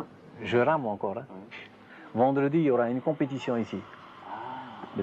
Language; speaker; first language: French; non-native, local second language; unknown